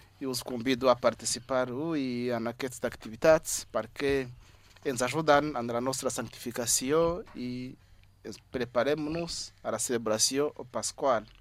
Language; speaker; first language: Catalan; non-native, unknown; Kinyarwanda